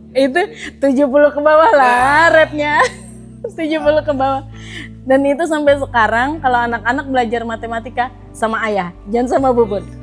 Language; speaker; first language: Indonesian; native; Indonesian